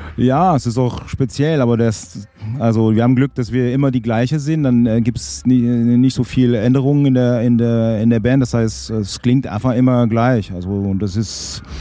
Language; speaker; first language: German; non-native, local second language; French